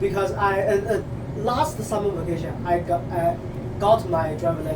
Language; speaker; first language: English; non-native, learner; Chinese